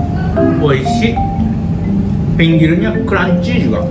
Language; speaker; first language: Indonesian; non-native, learner; Japanese